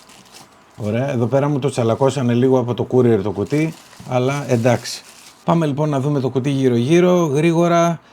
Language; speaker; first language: Greek; native; Greek